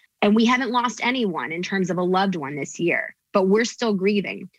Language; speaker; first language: English; native; English